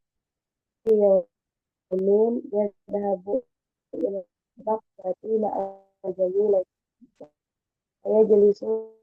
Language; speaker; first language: Arabic; non-native, learner; Indonesian